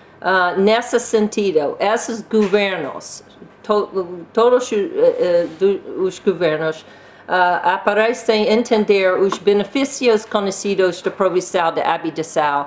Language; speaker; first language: Portuguese; non-native, learner; English